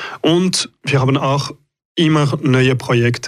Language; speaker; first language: German; non-native, local second language; French